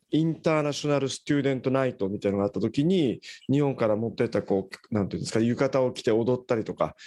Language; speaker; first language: Japanese; native; Japanese